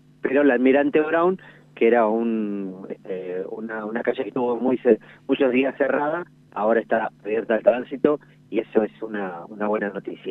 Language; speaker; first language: Spanish; native; Spanish